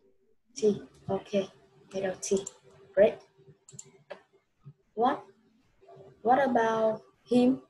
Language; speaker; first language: English; non-native, fluent; Vietnamese